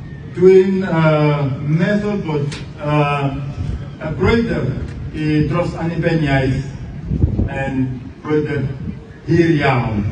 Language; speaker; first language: Welsh; non-native, fluent; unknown